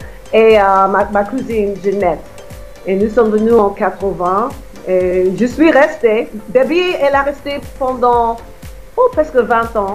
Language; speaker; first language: French; non-native, fluent; English